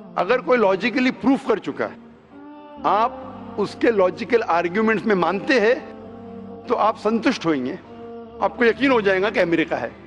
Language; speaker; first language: Hindi; non-native, local second language; Konkani